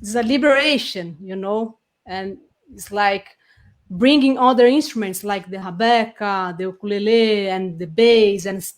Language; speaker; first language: English; non-native, fluent; Portuguese